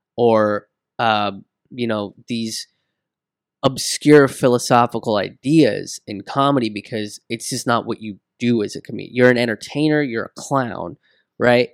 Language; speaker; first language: English; early bilingual, other home language; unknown